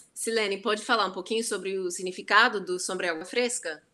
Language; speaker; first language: Portuguese; non-native, fluent; English